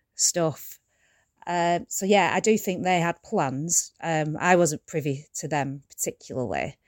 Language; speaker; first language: English; native; English